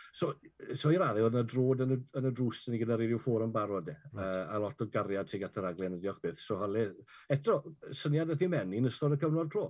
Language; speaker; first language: Welsh; native; Welsh